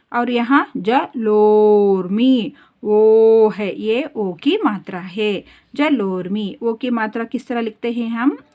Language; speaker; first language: Hindi; non-native, local second language; Kannada